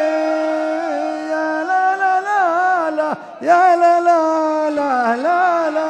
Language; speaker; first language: Arabic; native; Arabic